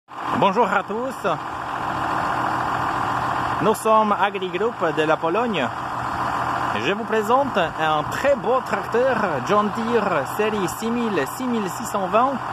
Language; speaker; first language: French; non-native, fluent; Polish